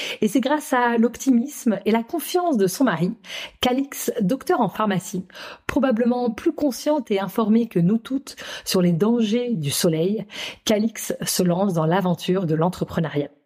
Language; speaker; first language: French; native; French